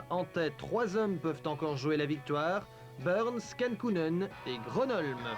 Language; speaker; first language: French; native; French